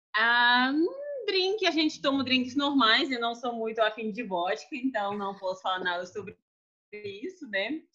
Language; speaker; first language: Portuguese; non-native, fluent; Russian